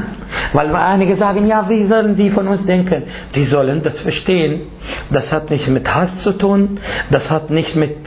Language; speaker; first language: German; non-native, fluent; Arabic